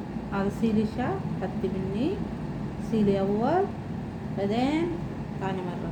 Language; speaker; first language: Arabic; non-native, learner; Telugu